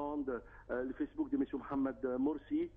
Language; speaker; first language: French; non-native, fluent; Arabic